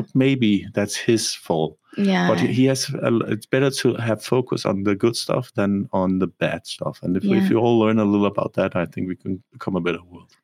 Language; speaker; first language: English; non-native, fluent; Danish